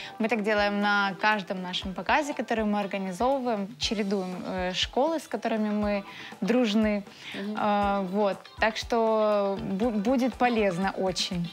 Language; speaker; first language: Russian; native; Russian